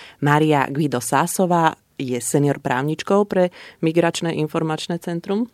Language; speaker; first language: Slovak; native; Slovak